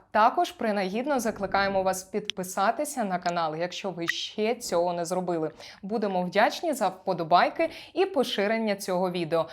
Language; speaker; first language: Ukrainian; native; Ukrainian